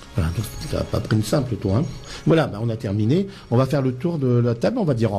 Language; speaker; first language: French; native; French